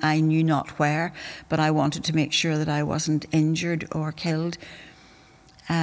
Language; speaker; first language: English; native; English